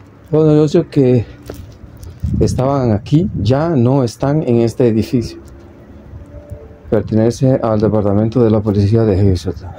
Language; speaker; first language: Spanish; native; Spanish